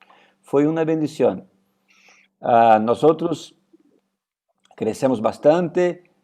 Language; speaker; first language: Spanish; non-native, fluent; Portuguese